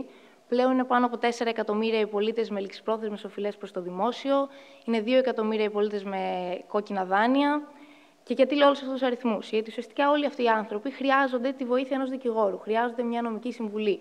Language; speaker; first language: Greek; native; Greek